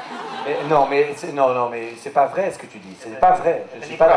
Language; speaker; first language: French; native; French